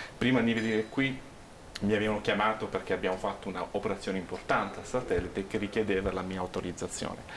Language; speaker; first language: Italian; native; Italian